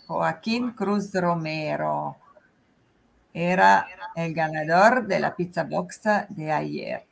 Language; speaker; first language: Spanish; non-native, fluent; Italian